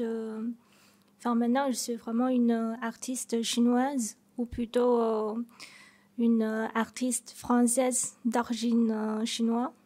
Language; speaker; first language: French; non-native, fluent; Chinese